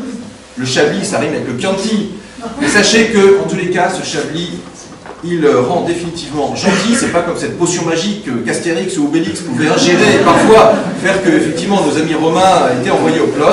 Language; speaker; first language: French; native; French